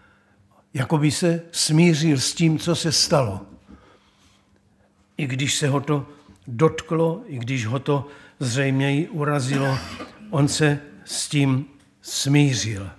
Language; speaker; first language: Czech; native; Czech